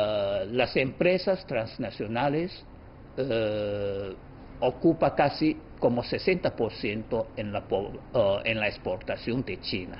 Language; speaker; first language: Spanish; non-native, fluent; Chinese